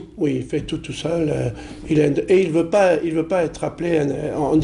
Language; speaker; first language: French; non-native, local second language; Arabic